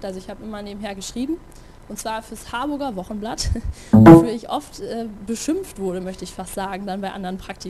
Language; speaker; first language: German; native; German